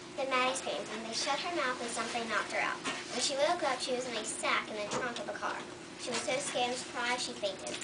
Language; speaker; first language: English; native; English